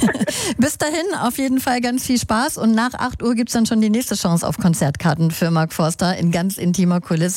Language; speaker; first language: German; native; German